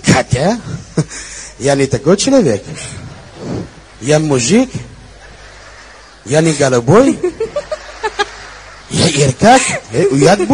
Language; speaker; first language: Russian; non-native, learner; Uzbek